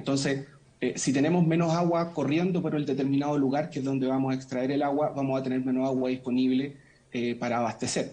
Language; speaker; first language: Spanish; native; Spanish